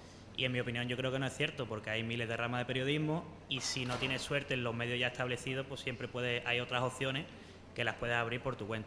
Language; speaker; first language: Spanish; native; Spanish